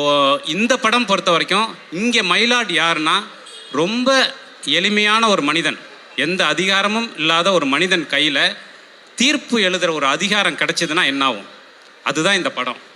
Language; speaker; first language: Tamil; native; Tamil